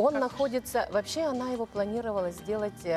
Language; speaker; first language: Russian; native; Russian